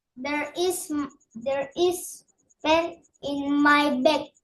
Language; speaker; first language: English; non-native, learner; Indonesian